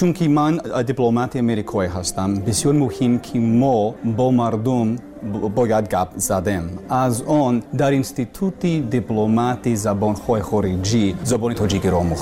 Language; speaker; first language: Persian; non-native, learner; English